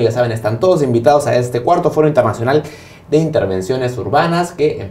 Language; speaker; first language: Spanish; native; Spanish